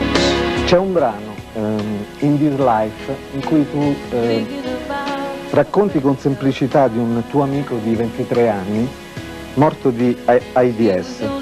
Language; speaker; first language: Italian; native; Italian